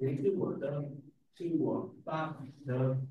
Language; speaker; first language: Chinese; non-native, learner; Vietnamese